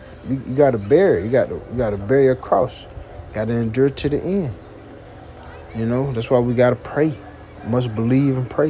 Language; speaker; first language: English; native; English